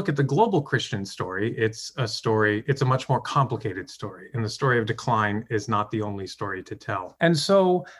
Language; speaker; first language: English; native; English